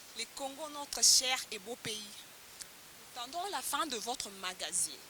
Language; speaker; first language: French; non-native, local second language; Lingala